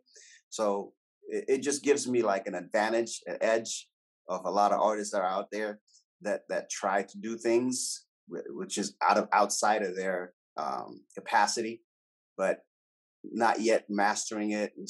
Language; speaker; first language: English; native; English